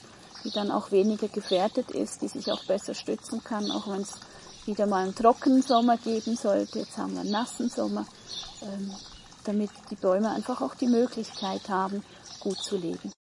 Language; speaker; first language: German; native; German